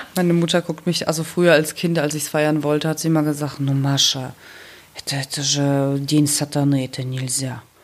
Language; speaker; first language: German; early bilingual, other home language; Russian